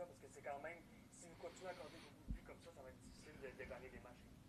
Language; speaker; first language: French; native; French